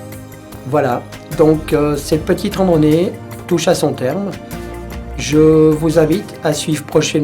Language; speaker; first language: French; native; French